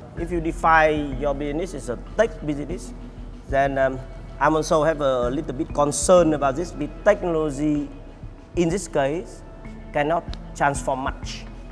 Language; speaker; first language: English; non-native, fluent; Vietnamese